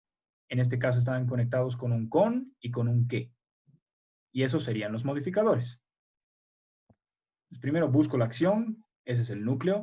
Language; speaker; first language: Spanish; native; Spanish